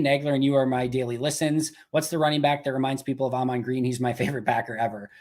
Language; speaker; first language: English; native; English